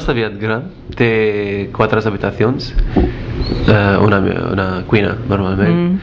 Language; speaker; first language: Catalan; non-native, learner; Arabic